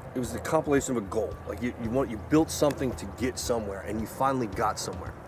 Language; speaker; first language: English; native; English